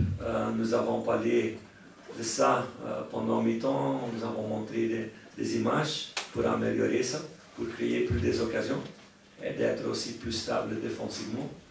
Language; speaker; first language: French; non-native, local second language; Dutch